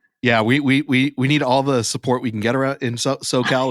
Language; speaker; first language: English; native; English